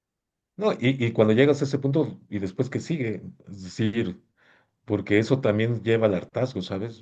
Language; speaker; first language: Spanish; native; Spanish